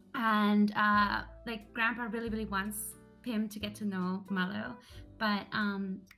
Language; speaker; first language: English; early bilingual, other home language; German